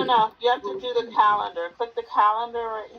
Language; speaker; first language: English; native; English